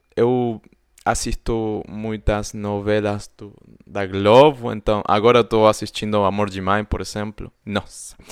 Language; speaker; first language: Portuguese; non-native, fluent; Spanish